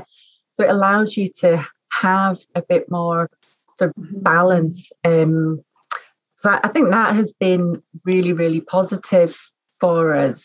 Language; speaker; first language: English; native; English